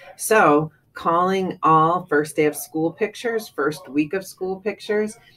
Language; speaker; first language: English; native; English